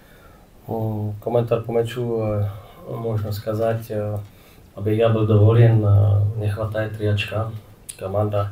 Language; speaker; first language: Russian; non-native, fluent; Czech